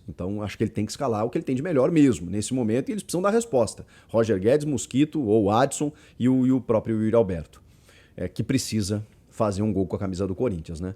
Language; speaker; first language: Portuguese; native; Portuguese